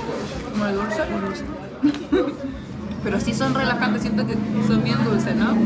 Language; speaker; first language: Spanish; native; Spanish